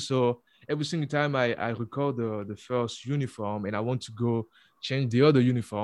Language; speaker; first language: English; non-native, fluent; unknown